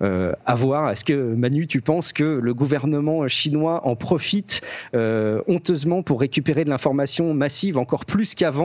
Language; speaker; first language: French; native; French